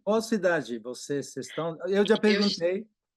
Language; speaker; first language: Portuguese; non-native, fluent; Japanese